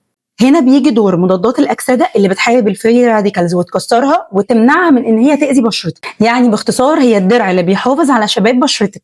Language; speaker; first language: Arabic; native; Arabic